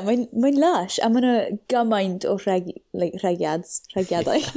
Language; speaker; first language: Welsh; non-native, local second language; English